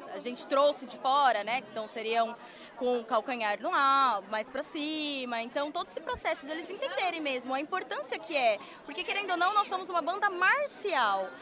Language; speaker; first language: Portuguese; native; Portuguese